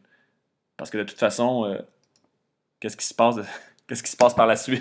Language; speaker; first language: French; native; French